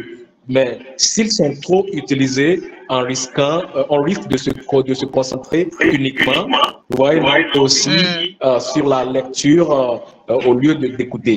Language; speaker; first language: French; non-native, fluent; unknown